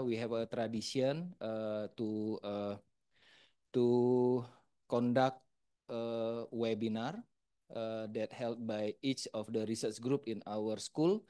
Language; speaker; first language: English; non-native, fluent; Indonesian